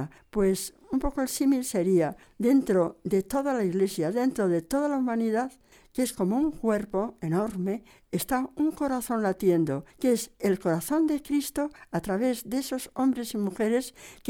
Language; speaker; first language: Spanish; native; Spanish